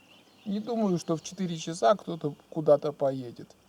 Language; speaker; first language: Russian; native; Russian